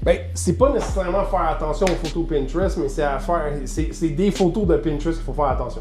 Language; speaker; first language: French; native; French